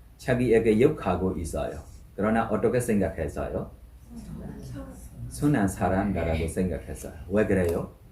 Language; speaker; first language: Korean; non-native, learner; Burmese